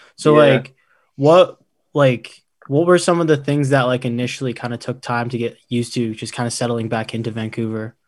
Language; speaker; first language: English; early bilingual, other home language; Filipino